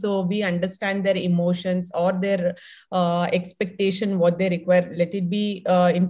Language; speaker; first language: English; non-native, local second language; Kannada